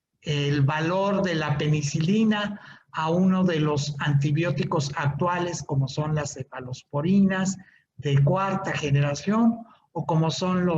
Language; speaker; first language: Spanish; native; Spanish